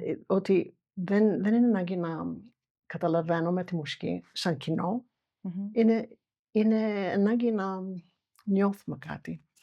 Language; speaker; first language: Greek; non-native, fluent; English